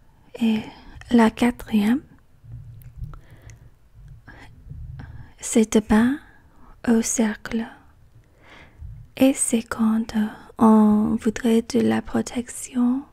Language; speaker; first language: French; non-native, learner; English